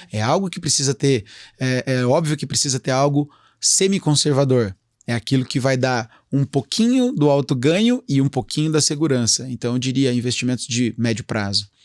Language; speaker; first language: Portuguese; native; Portuguese